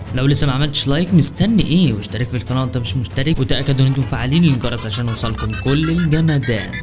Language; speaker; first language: Arabic; native; Arabic